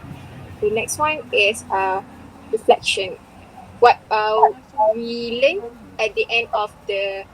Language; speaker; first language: English; non-native, local second language; Malay